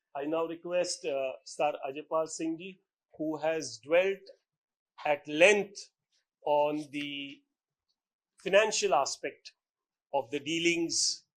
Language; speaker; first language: English; non-native, local second language; Punjabi